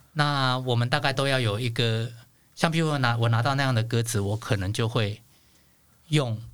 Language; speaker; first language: Chinese; non-native, local second language; Hakka Chinese